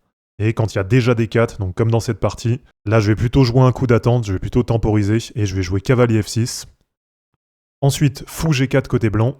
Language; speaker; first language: French; native; French